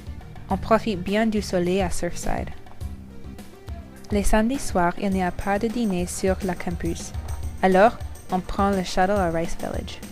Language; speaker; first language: French; non-native, learner; English